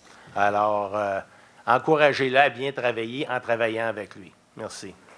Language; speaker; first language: French; native; French